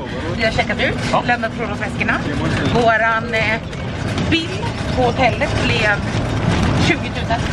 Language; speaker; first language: Swedish; native; Swedish